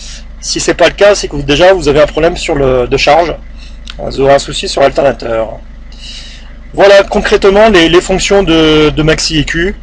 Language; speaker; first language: French; native; French